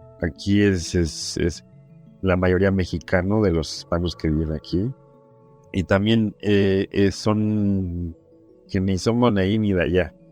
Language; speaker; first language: Spanish; early bilingual, heritage; Spanish